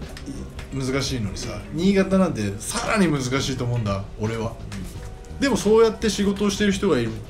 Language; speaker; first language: Japanese; native; Japanese